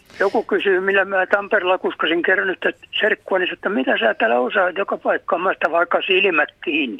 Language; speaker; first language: Finnish; native; Finnish